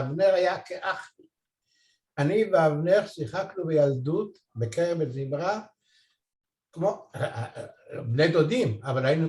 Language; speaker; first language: Hebrew; early bilingual, other home language; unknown